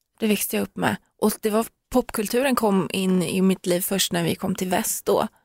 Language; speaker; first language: Swedish; early bilingual, other home language; Persian